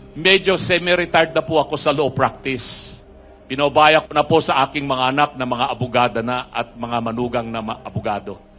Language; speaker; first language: Filipino; non-native, local second language; Iloko